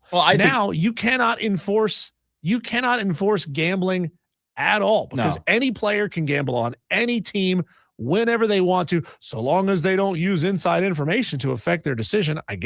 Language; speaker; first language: English; native; English